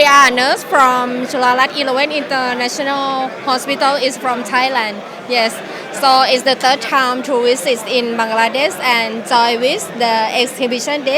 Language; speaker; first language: English; non-native, learner; Thai